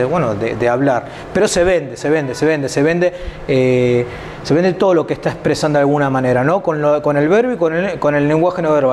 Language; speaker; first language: Spanish; native; Spanish